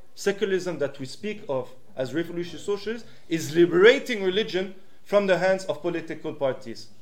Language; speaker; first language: English; non-native, fluent; French